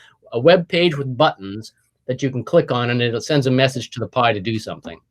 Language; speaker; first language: English; native; English